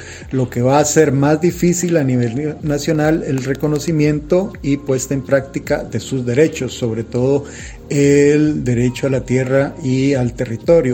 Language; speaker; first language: Spanish; native; Spanish